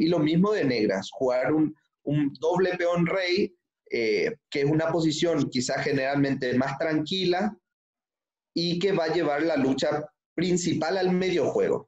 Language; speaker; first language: Spanish; native; Spanish